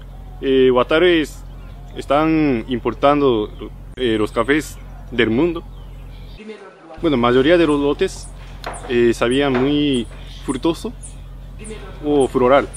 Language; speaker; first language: Spanish; non-native, fluent; Japanese